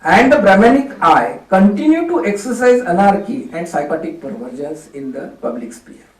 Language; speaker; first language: English; non-native, local second language; Hindi